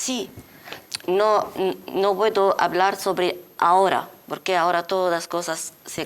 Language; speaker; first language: Spanish; non-native, learner; Arabic